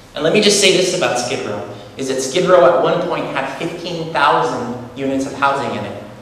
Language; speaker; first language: English; native; English